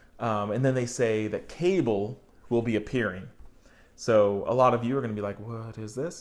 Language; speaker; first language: English; native; English